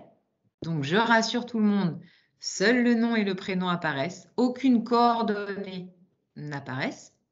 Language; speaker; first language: French; native; French